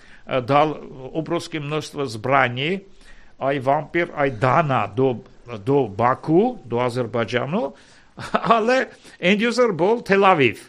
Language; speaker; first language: Slovak; non-native, fluent; Armenian